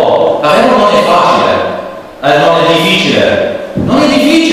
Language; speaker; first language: Italian; non-native, learner; English